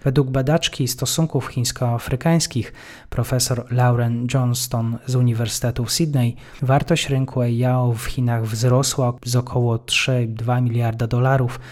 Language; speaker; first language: Polish; native; Polish